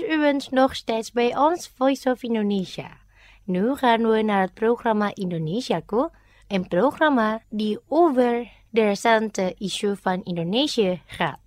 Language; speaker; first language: Dutch; non-native, learner; Indonesian